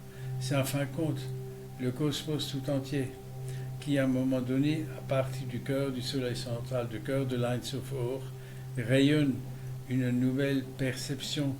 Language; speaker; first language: French; native; French